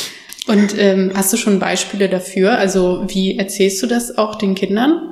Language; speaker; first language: German; native; German